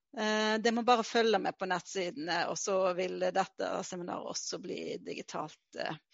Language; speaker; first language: Norwegian; native; Norwegian